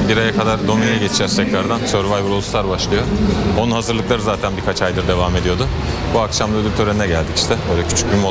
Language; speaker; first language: Turkish; native; Turkish